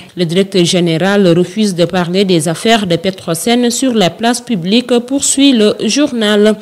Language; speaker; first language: French; non-native, local second language; Wolof